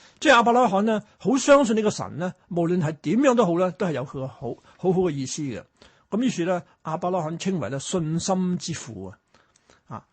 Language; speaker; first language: Cantonese; early bilingual, other home language; Chinese